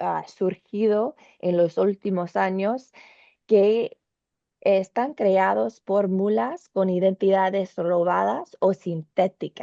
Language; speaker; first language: Spanish; non-native, learner; English